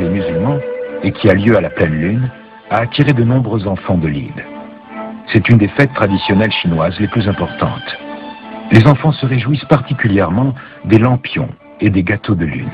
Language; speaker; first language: French; native; French